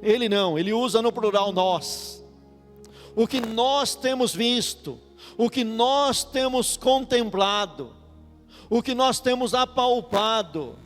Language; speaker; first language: Portuguese; native; Portuguese